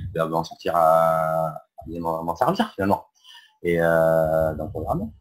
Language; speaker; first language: French; native; French